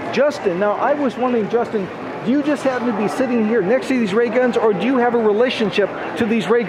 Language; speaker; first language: English; native; English